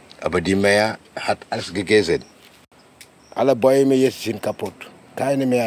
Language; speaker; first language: German; non-native, learner; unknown